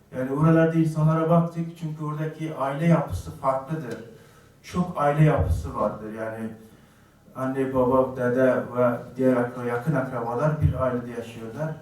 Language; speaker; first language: Turkish; non-native, fluent; Uzbek